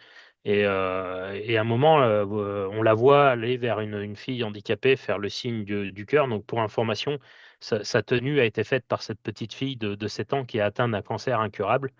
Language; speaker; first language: French; native; French